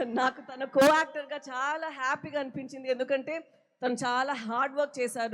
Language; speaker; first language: Telugu; non-native, fluent; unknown